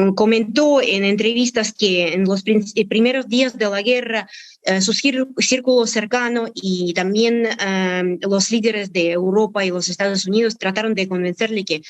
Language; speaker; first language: Spanish; non-native, fluent; Russian